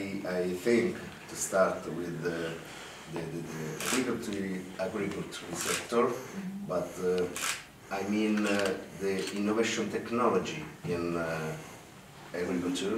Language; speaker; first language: English; non-native, learner; Italian